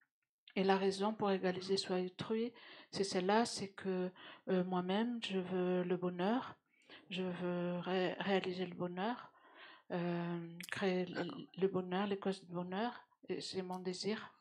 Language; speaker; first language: French; native; French